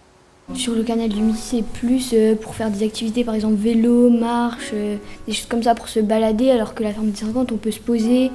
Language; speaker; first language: French; native; French